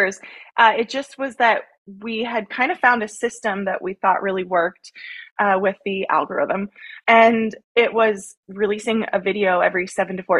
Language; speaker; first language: English; native; English